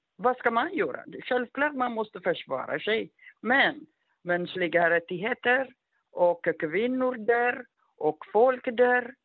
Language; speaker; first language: Swedish; non-native, fluent; Amharic